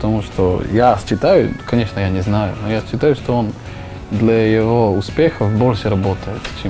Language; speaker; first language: Russian; non-native, learner; Slovak